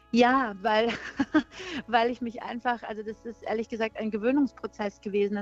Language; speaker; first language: German; early bilingual, other home language; Persian